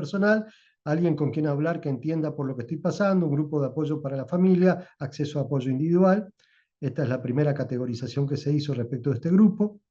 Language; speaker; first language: Spanish; native; Spanish